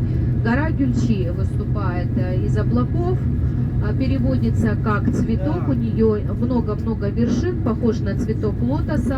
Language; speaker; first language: Russian; native; Russian